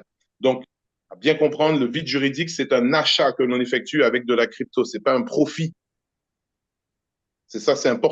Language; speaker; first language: French; native; French